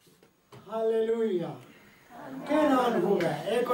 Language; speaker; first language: Finnish; non-native, fluent; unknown